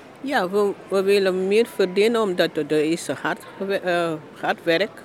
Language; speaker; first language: Dutch; non-native, learner; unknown